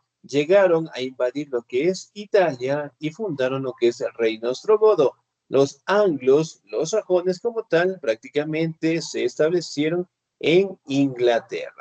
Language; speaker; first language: Spanish; native; Spanish